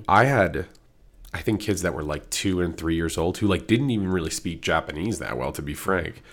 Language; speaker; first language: English; native; English